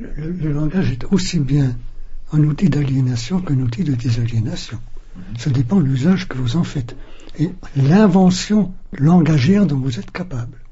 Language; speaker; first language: French; non-native, fluent; German